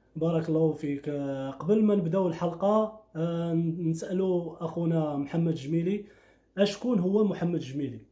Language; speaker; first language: Arabic; native; Arabic